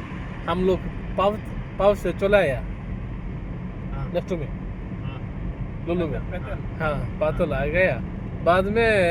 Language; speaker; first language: Hindi; non-native, learner; Bangla